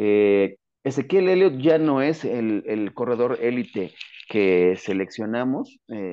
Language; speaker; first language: Spanish; native; Spanish